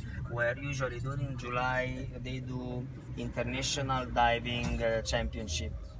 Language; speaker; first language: English; non-native, fluent; Italian